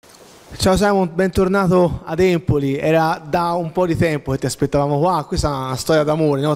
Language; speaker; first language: Italian; native; Italian